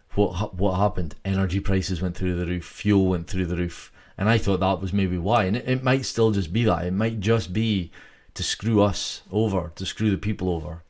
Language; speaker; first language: English; native; English